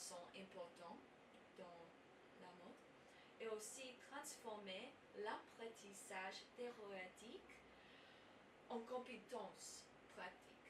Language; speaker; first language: French; non-native, learner; English